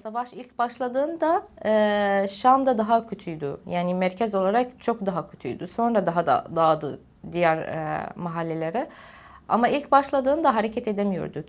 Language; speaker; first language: Turkish; non-native, fluent; Arabic